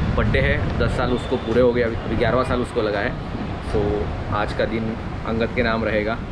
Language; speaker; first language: Hindi; non-native, local second language; Marathi